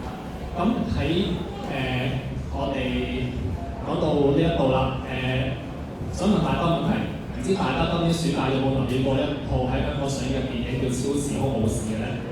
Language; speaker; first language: Cantonese; native; Cantonese